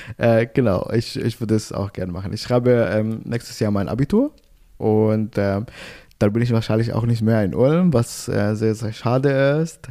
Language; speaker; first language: German; non-native, fluent; Arabic